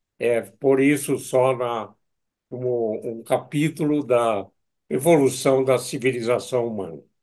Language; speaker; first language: Portuguese; native; Portuguese